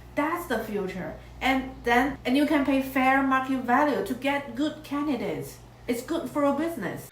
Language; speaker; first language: English; non-native, fluent; Chinese